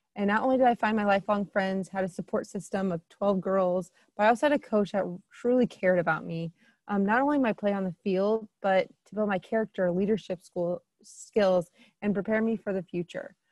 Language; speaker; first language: English; native; English